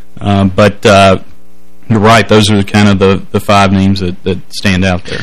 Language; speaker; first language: English; native; English